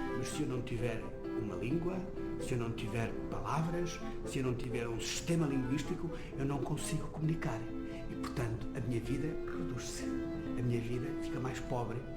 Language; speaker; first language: Portuguese; non-native, local second language; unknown